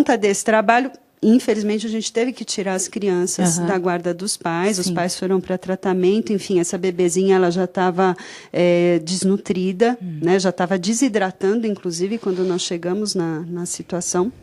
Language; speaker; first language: Portuguese; native; Portuguese